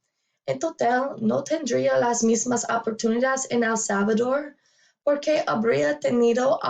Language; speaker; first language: Spanish; non-native, learner; English